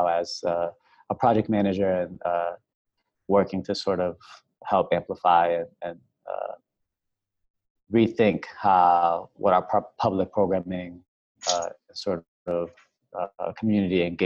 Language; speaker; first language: English; native; English